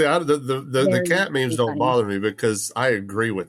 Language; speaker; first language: English; native; English